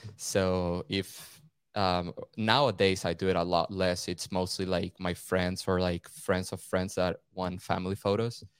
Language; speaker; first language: English; non-native, fluent; Spanish